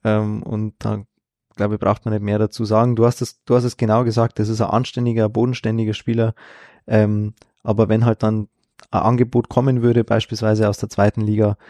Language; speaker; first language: German; native; German